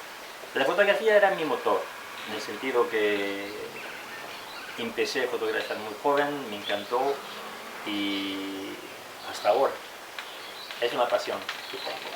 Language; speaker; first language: Spanish; non-native, fluent; French